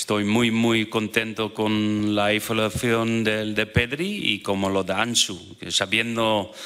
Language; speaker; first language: Spanish; non-native, fluent; Dutch